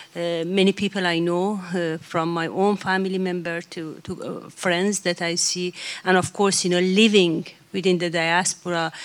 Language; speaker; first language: English; non-native, fluent; Persian